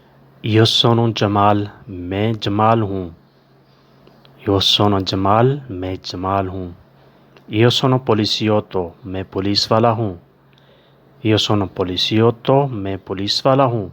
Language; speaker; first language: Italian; non-native, learner; Urdu